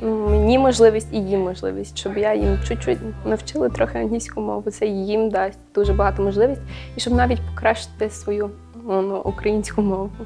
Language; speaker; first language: Ukrainian; early bilingual, heritage; Ukrainian